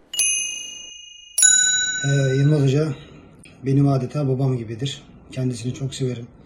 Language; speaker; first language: Turkish; native; Turkish